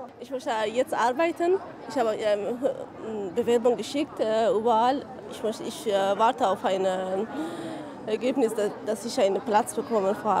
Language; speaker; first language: German; non-native, learner; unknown